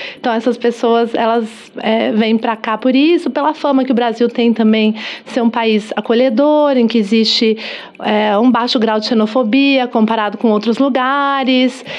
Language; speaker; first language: Portuguese; native; Portuguese